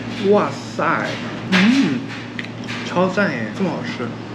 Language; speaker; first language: Chinese; non-native, fluent; Korean